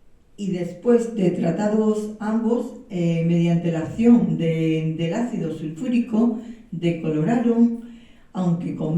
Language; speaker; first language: Spanish; native; Spanish